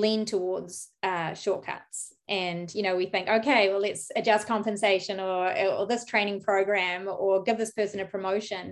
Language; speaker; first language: English; native; English